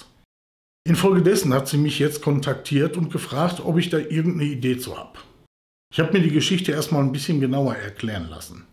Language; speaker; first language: German; native; German